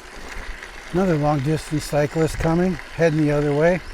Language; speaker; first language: English; native; English